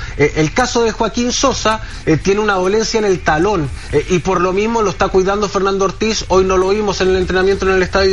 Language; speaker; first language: Spanish; native; Spanish